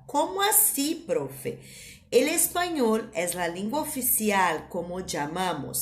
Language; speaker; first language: Spanish; non-native, fluent; Portuguese